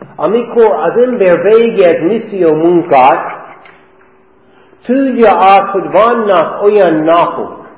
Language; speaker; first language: Hungarian; non-native, fluent; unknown